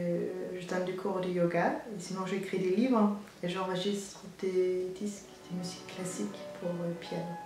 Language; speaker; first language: French; non-native, fluent; Danish